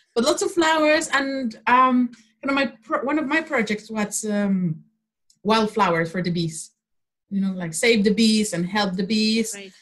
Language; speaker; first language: English; non-native, fluent; Spanish